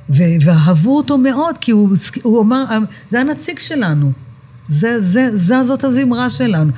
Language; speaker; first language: Hebrew; native; Hebrew